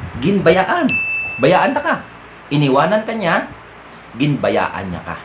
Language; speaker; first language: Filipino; non-native, local second language; Hiligaynon